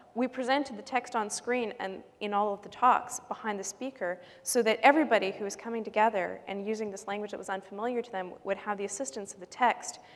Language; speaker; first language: English; native; English